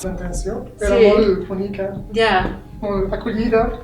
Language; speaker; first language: Catalan; non-native, learner; Arabic